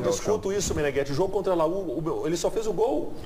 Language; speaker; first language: Portuguese; native; Portuguese